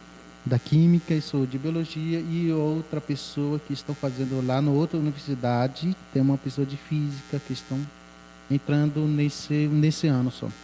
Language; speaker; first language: Portuguese; non-native, local second language; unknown